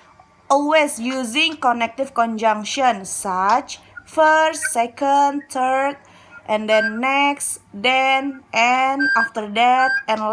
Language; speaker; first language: English; non-native, local second language; Indonesian